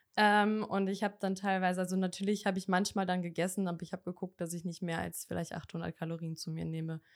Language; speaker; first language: German; early bilingual, other home language; Bosnian